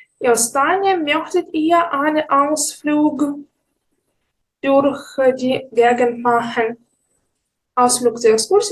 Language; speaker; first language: German; non-native, learner; Ukrainian